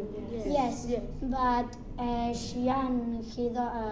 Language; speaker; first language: English; non-native, learner; Catalan